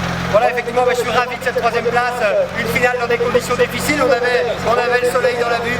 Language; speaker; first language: French; native; French